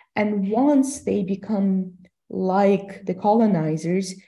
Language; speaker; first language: English; non-native, fluent; Russian